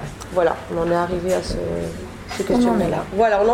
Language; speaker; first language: French; native; French